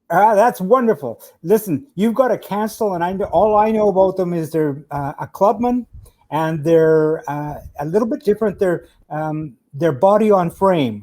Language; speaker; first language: English; native; English